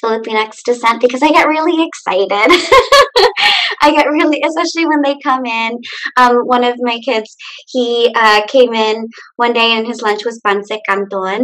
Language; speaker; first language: English; early bilingual, other home language; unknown